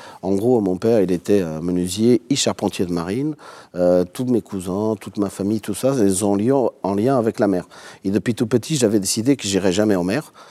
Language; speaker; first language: French; non-native, fluent; Portuguese